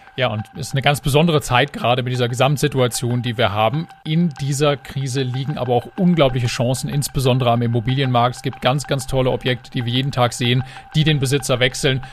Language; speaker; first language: German; native; German